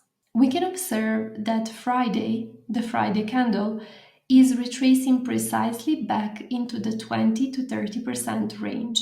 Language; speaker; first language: English; non-native, fluent; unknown